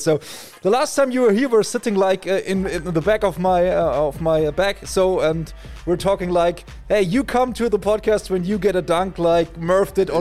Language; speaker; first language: English; non-native, fluent; German